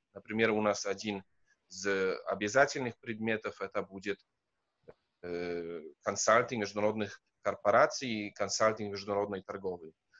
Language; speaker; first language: Russian; non-native, fluent; Polish